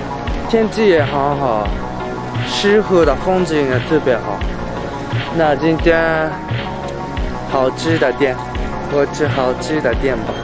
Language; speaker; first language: Chinese; non-native, learner; Japanese